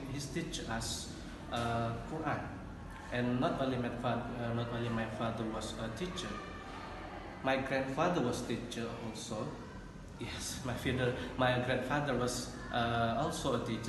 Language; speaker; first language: English; non-native, learner; Indonesian